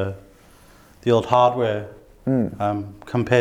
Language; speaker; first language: English; native; English